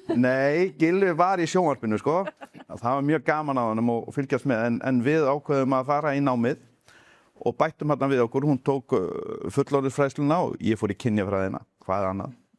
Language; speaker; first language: Icelandic; native; Icelandic